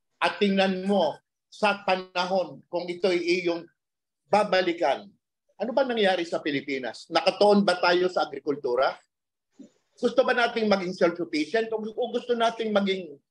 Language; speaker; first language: Filipino; native; Filipino